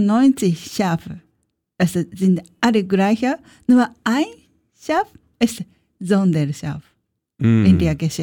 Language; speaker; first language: German; non-native, learner; Japanese